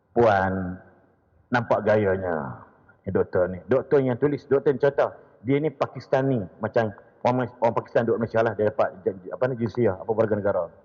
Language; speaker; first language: Malay; native; Malay